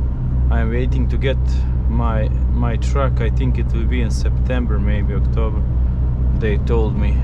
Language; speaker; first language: English; non-native, learner; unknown